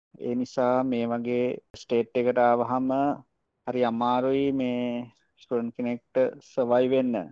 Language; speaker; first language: Sinhala; native; Sinhala